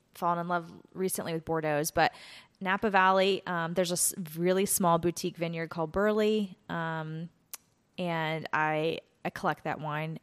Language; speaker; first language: English; native; English